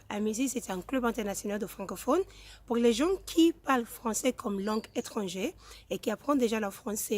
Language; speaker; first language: French; non-native, fluent; Spanish